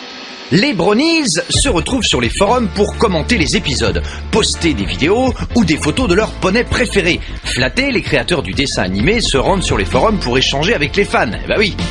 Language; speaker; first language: French; native; French